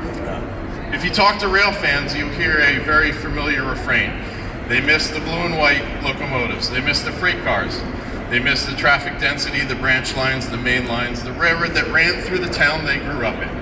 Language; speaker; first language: English; native; English